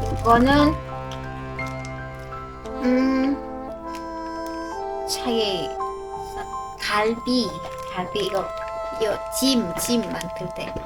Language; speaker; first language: Korean; non-native, learner; Vietnamese